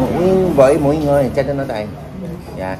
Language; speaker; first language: Vietnamese; non-native, learner; Korean